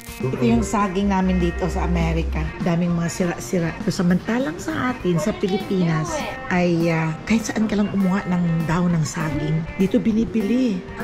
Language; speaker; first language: Filipino; native; Filipino